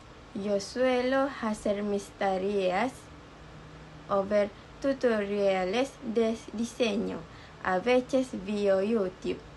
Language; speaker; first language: Spanish; non-native, learner; Malay